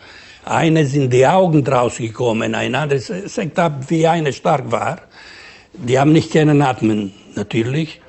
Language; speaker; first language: German; non-native, learner; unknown